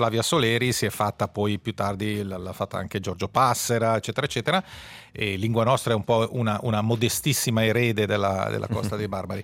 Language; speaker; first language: Italian; native; Italian